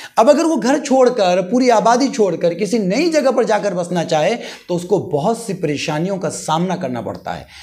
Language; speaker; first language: Urdu; native; Urdu